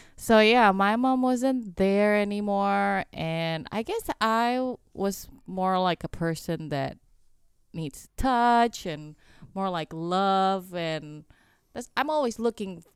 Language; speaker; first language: English; non-native, fluent; Indonesian